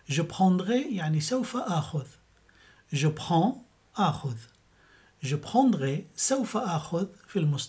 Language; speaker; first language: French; non-native, fluent; Arabic